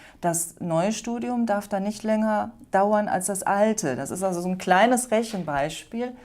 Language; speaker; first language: German; native; German